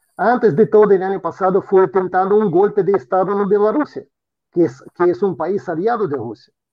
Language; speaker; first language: Portuguese; non-native, fluent; Russian